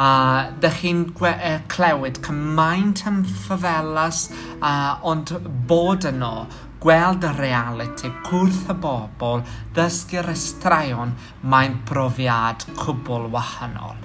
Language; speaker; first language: Welsh; non-native, fluent; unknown